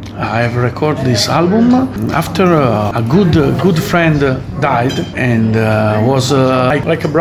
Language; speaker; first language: English; non-native, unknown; Italian